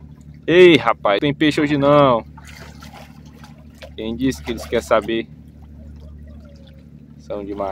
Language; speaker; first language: Portuguese; native; Portuguese